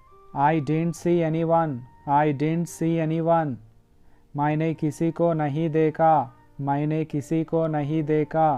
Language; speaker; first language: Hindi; non-native, local second language; Telugu